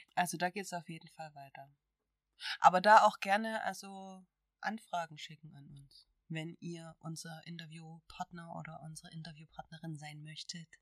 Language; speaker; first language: German; native; German